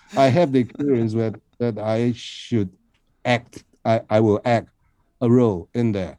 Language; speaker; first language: English; non-native, local second language; Cantonese